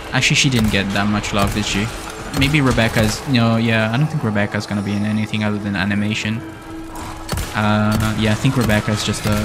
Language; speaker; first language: English; non-native, fluent; Spanish